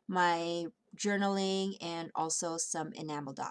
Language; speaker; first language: English; native; English